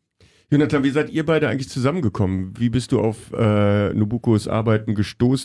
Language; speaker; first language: German; native; German